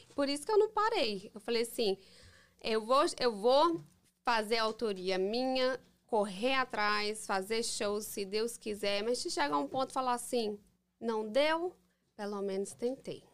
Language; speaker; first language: Portuguese; early bilingual, heritage; English